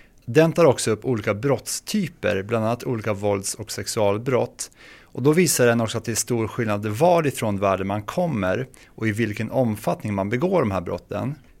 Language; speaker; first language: Swedish; native; Swedish